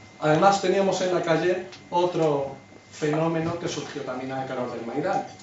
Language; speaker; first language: Spanish; native; Spanish